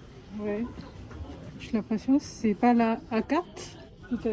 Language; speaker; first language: French; non-native, fluent; Chinese